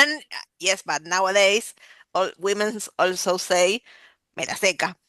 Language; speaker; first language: English; non-native, fluent; Spanish